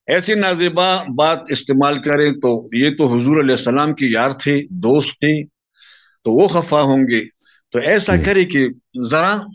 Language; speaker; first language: Urdu; non-native, local second language; Pashto